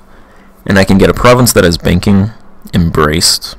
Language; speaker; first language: English; native; English